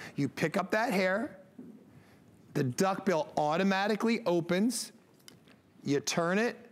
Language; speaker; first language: English; native; English